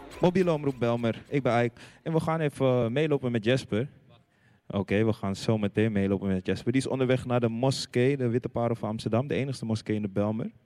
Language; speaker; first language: Dutch; native; Dutch